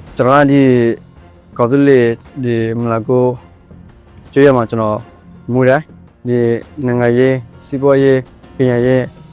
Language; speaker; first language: Burmese; non-native, local second language; S'gaw Karen